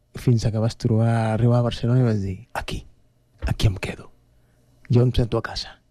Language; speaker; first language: Catalan; non-native, fluent; Spanish